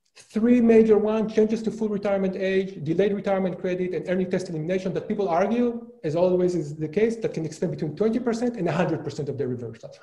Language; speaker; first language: English; non-native, fluent; Hebrew